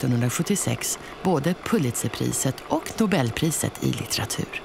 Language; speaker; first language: Swedish; native; Swedish